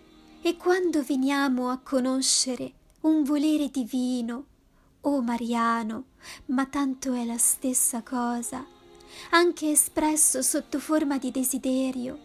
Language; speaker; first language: Italian; native; Italian